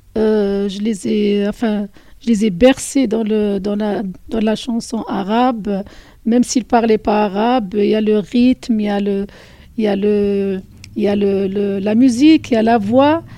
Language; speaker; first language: French; non-native, local second language; Arabic